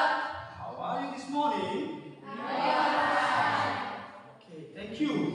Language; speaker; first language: English; non-native, learner; Indonesian